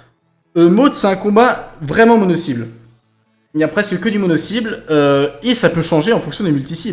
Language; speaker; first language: French; native; French